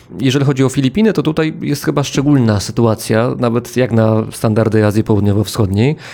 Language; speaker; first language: Polish; native; Polish